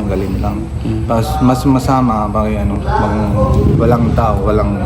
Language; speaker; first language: Filipino; non-native, learner; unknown